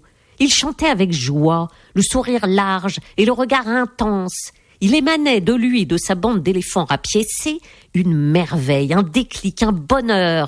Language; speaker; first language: French; native; French